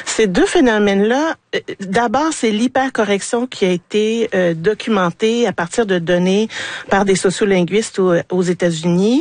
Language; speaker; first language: French; native; French